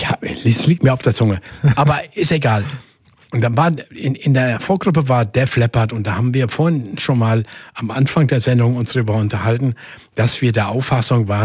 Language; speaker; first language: German; native; German